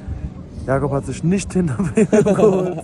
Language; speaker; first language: German; native; German